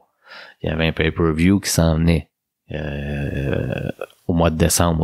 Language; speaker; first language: French; native; French